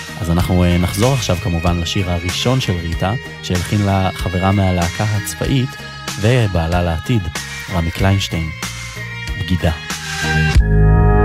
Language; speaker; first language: Hebrew; native; Hebrew